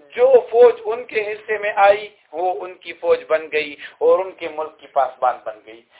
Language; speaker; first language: Urdu; non-native, local second language; Pashto